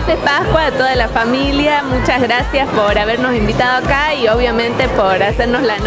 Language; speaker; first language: Spanish; native; Spanish